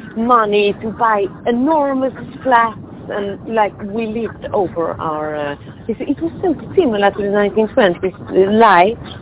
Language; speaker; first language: English; non-native, fluent; Swedish